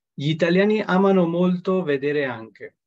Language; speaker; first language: Italian; non-native, fluent; Spanish